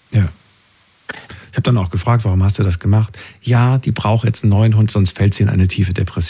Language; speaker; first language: German; native; German